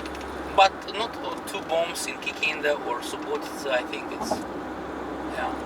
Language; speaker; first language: English; non-native, fluent; Russian